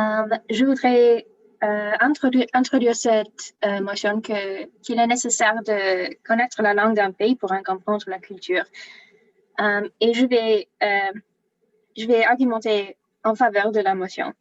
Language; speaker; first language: French; non-native, learner; English